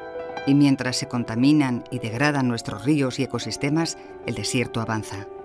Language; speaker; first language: Spanish; native; Spanish